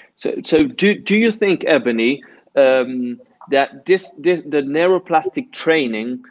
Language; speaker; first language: English; non-native, fluent; Italian